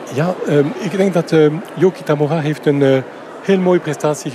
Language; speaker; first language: Dutch; non-native, local second language; French